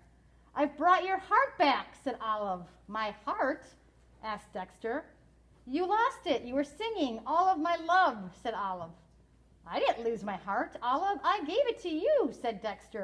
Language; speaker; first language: English; native; English